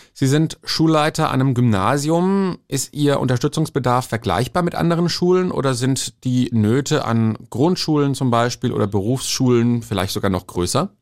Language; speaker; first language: German; native; German